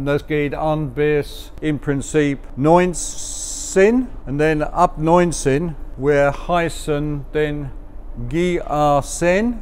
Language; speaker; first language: German; non-native, fluent; English